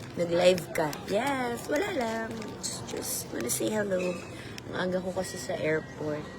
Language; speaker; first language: Filipino; non-native, local second language; Cebuano